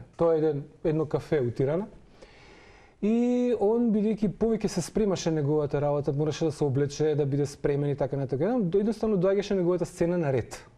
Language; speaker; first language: Macedonian; non-native, local second language; Serbian